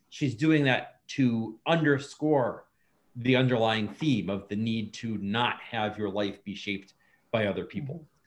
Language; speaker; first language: English; native; English